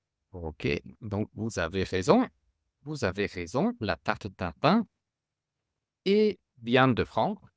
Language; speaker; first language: French; non-native, fluent; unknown